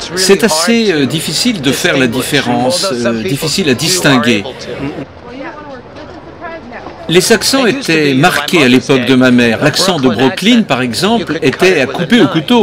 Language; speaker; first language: French; non-native, fluent; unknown